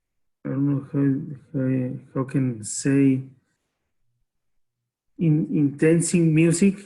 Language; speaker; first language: English; non-native, learner; Spanish